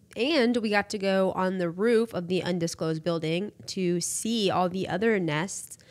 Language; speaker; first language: English; native; English